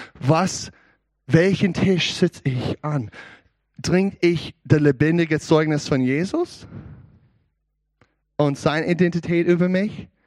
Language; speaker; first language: German; non-native, learner; English